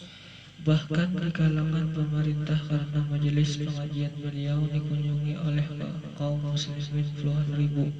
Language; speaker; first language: Indonesian; native; Indonesian